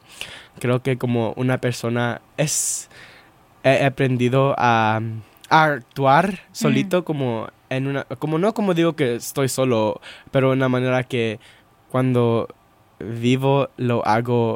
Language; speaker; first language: Spanish; early bilingual, heritage; Spanish